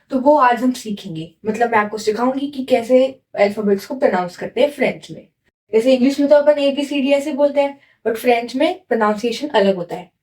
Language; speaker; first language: Hindi; native; Hindi